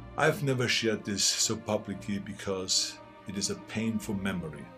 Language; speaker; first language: English; non-native, fluent; German